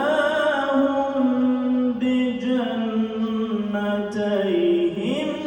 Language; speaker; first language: Arabic; native; Arabic